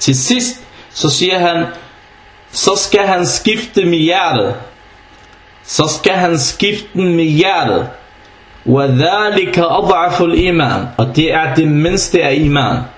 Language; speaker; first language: Danish; non-native, fluent; Arabic